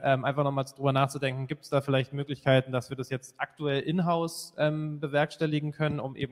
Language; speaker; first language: German; native; German